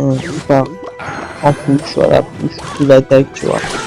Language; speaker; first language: French; native; French